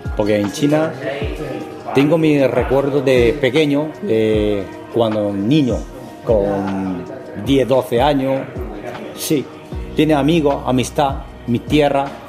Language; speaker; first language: Spanish; non-native, learner; Chinese